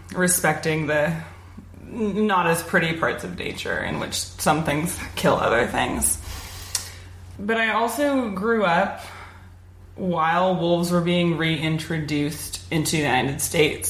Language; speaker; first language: English; native; English